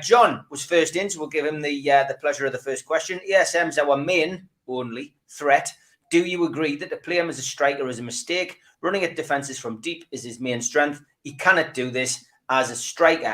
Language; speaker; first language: English; native; English